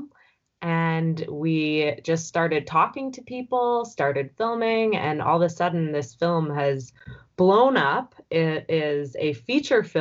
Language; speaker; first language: English; native; English